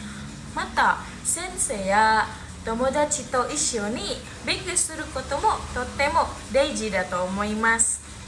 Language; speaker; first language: Japanese; non-native, learner; Indonesian